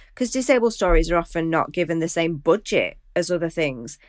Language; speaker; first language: English; native; English